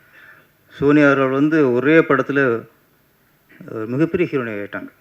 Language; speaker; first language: Tamil; native; Tamil